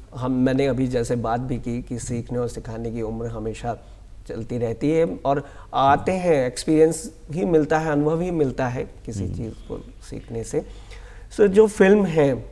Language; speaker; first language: Hindi; native; Hindi